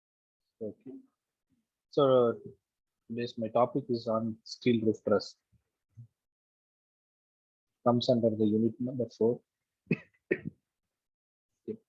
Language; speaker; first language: English; non-native, local second language; Tamil